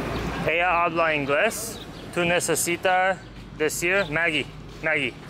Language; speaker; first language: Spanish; non-native, learner; English